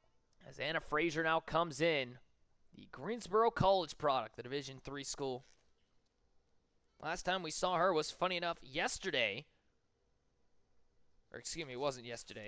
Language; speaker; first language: English; native; English